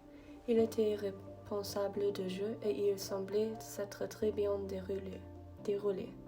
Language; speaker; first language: French; non-native, learner; German